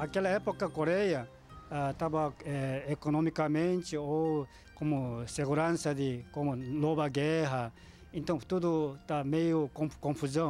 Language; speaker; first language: Portuguese; non-native, learner; Korean